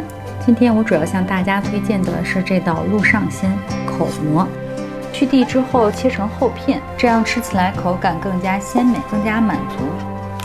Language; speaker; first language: Chinese; native; Chinese